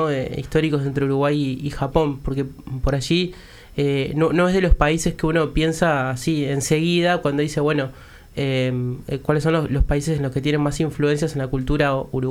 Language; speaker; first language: Spanish; native; Spanish